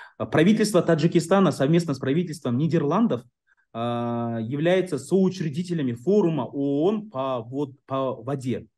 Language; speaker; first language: Russian; non-native, local second language; Kyrgyz